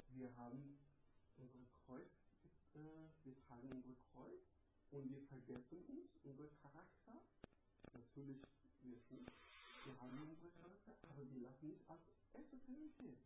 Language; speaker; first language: German; non-native, learner; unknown